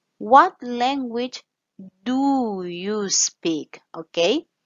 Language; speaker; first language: English; non-native, fluent; Spanish